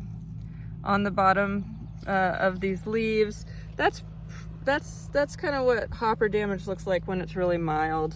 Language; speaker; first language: English; native; English